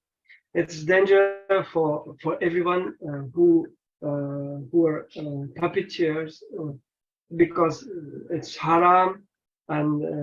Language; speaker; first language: English; non-native, learner; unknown